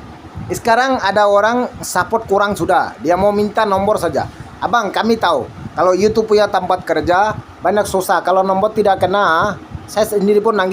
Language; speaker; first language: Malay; non-native, learner; Bangla